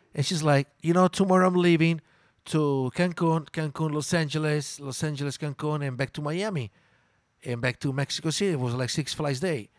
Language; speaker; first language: English; non-native, fluent; Italian